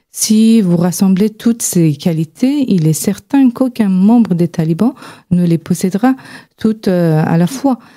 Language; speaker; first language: French; non-native, fluent; Persian